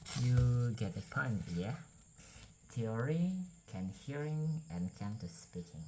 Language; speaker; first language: English; non-native, learner; Indonesian